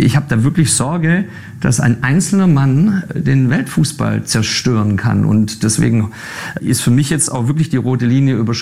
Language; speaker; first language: German; native; German